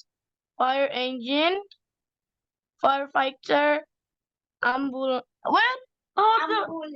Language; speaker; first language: English; non-native, learner; Indonesian